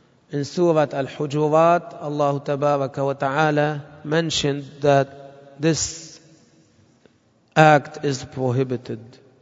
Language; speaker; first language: English; non-native, fluent; Arabic